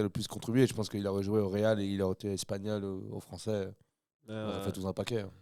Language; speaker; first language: French; native; French